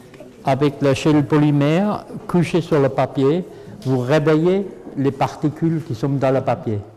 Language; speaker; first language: French; non-native, fluent; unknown